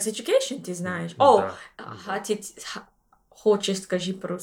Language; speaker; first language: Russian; non-native, learner; English